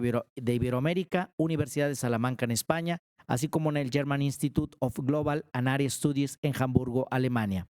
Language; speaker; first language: Spanish; native; Spanish